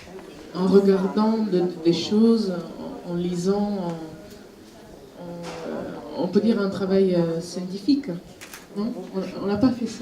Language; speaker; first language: French; non-native, fluent; Italian